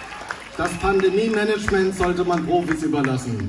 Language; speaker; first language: German; native; German